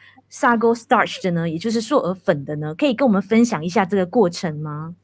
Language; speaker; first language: Chinese; native; Chinese